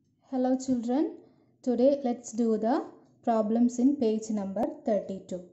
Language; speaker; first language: English; non-native, local second language; Malayalam